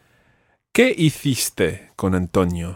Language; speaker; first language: Spanish; non-native, fluent; English